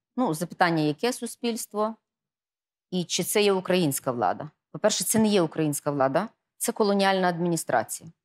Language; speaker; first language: Ukrainian; native; Ukrainian